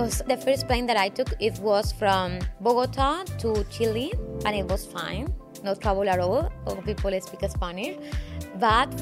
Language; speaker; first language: English; non-native, learner; Spanish